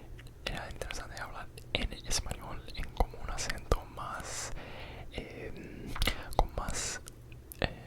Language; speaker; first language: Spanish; non-native, learner; English